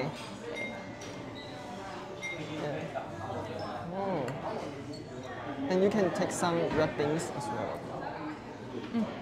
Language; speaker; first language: English; non-native, learner; Chinese